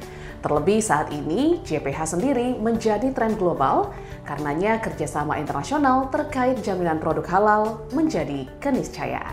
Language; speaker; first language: Indonesian; native; Indonesian